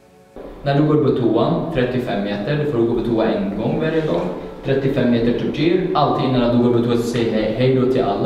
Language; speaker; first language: Swedish; non-native, fluent; Arabic